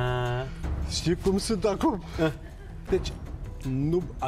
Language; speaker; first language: Romanian; non-native, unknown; Turkish